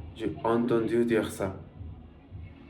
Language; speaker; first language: French; non-native, learner; Spanish